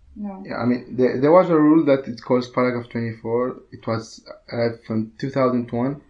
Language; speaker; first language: English; non-native, learner; Arabic